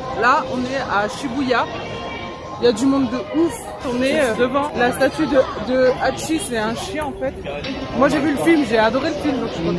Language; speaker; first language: French; native; French